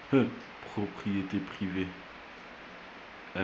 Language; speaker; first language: French; native; French